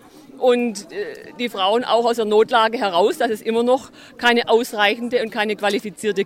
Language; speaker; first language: German; native; German